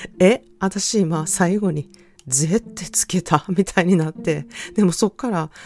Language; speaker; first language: Japanese; native; Japanese